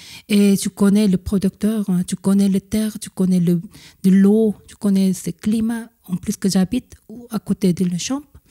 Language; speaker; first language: French; non-native, fluent; Korean